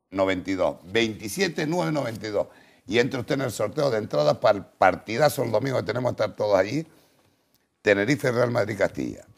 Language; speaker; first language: Spanish; native; Spanish